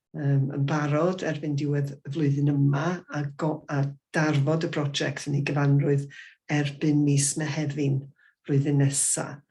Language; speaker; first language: Welsh; native; Welsh